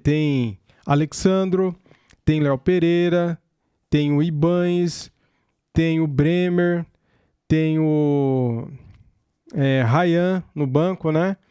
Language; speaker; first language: Portuguese; native; Portuguese